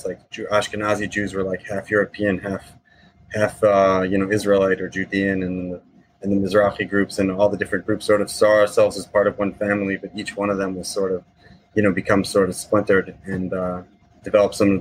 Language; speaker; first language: English; native; English